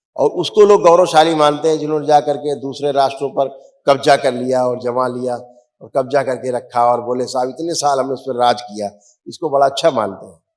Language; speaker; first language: Hindi; native; Hindi